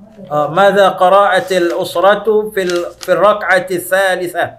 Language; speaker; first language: Arabic; non-native, learner; Indonesian